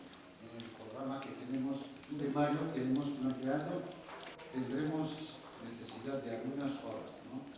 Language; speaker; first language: Spanish; non-native, fluent; Arabic